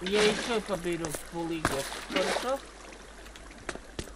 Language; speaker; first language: Russian; non-native, learner; Latvian